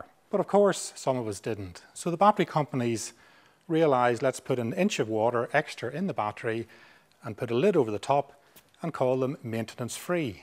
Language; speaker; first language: English; native; English